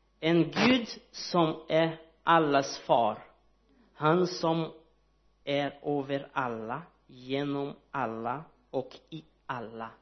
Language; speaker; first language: Swedish; non-native, learner; Portuguese